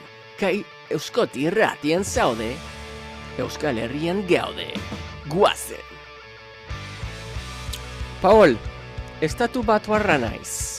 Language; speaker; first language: Basque; non-native, learner; English